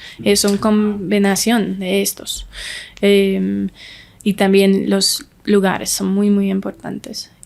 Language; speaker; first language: Spanish; non-native, learner; English